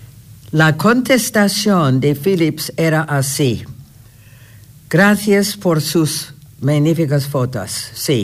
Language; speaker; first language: Spanish; non-native, fluent; English